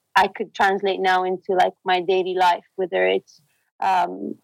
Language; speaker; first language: English; non-native, fluent; Arabic